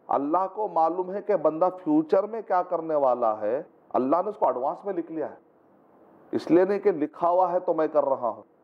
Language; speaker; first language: Urdu; native; Urdu